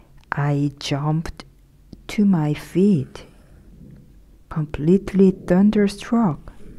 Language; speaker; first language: English; non-native, fluent; Korean